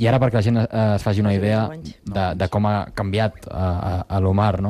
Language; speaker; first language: Catalan; native; Catalan